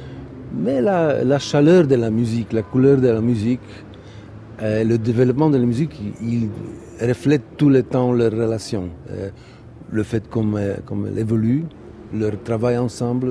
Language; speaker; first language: French; non-native, fluent; Polish